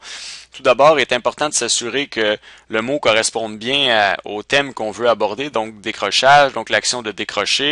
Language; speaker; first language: French; native; French